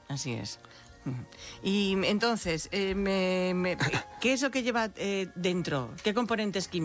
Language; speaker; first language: Spanish; native; Spanish